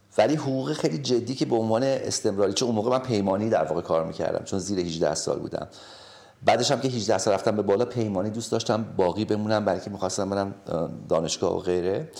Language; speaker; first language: Persian; native; Persian